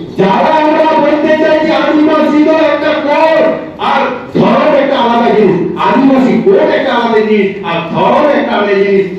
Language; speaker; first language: Bangla; non-native, local second language; Santali